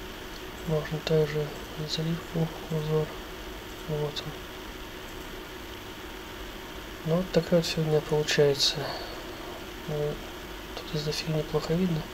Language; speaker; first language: Russian; native; Russian